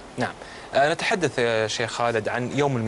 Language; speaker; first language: Arabic; native; Arabic